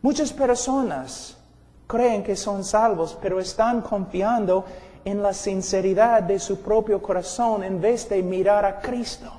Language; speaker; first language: Spanish; non-native, fluent; English